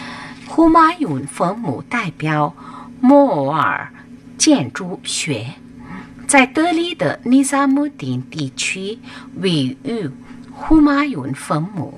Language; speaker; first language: Chinese; non-native, learner; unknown